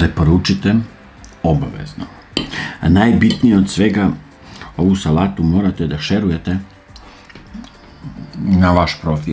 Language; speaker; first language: Serbian; native; Serbian